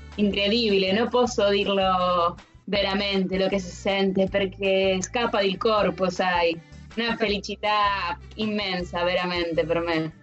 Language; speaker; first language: Italian; non-native, fluent; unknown